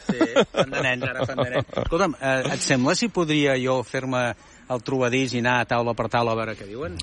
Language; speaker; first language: Catalan; native; Catalan